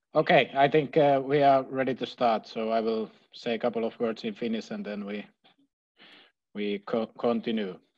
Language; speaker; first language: English; non-native, fluent; Finnish